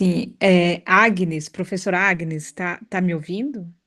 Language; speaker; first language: Portuguese; native; Portuguese